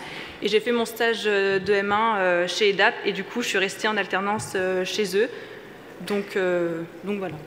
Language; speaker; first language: French; native; French